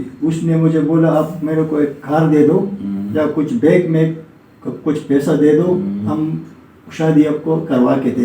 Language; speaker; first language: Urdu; non-native, local second language; Pashto